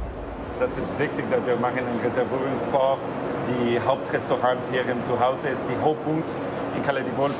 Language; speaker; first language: German; non-native, learner; Italian